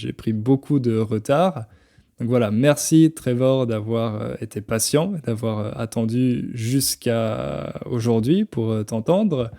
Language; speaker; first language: French; native; French